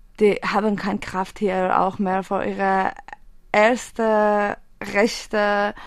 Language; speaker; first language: German; non-native, fluent; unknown